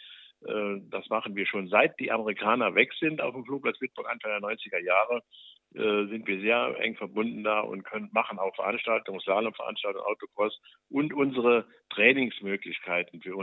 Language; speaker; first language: German; native; German